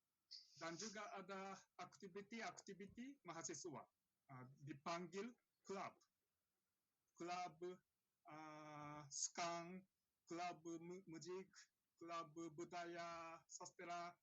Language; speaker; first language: Indonesian; non-native, learner; Japanese